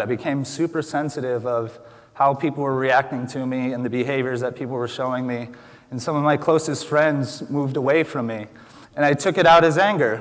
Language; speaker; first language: English; native; English